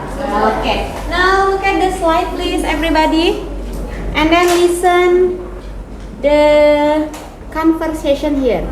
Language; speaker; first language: English; non-native, fluent; Indonesian